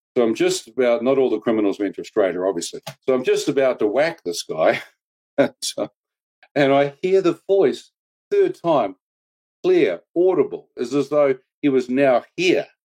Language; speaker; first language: English; native; English